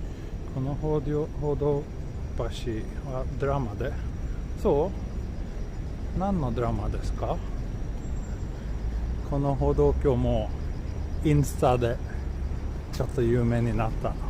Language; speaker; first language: Japanese; non-native, fluent; Swedish